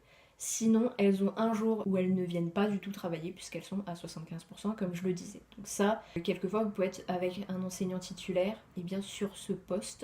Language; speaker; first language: French; native; French